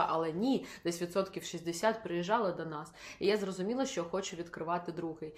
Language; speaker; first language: Ukrainian; non-native, local second language; Russian